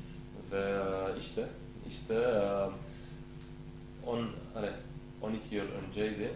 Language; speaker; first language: Turkish; non-native, learner; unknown